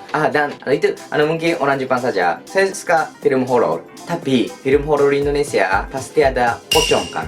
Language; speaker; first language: Indonesian; non-native, learner; Japanese